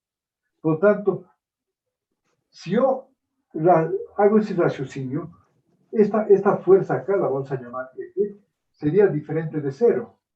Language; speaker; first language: Spanish; native; Spanish